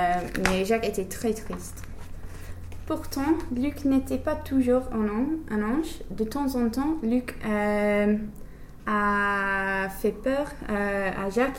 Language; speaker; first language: French; non-native, learner; English